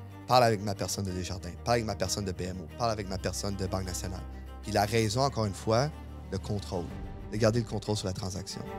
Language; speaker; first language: French; native; French